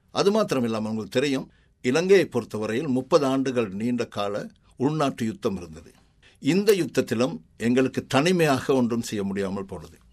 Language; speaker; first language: Tamil; native; Tamil